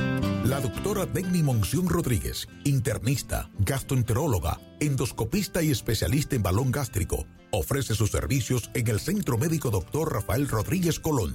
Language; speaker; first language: Spanish; native; Spanish